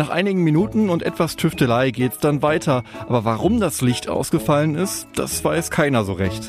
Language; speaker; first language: German; native; German